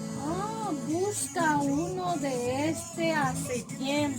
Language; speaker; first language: Spanish; non-native, learner; Haitian Creole